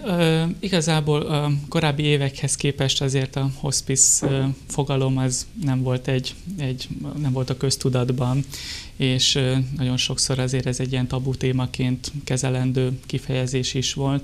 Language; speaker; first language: Hungarian; native; Hungarian